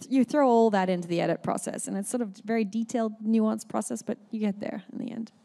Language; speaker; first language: English; native; English